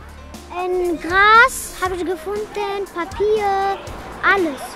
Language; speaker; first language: German; non-native, learner; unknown